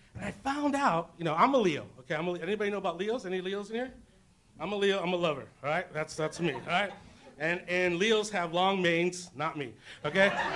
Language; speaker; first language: English; native; English